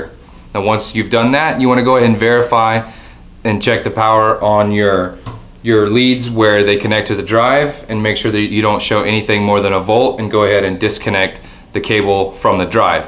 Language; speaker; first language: English; native; English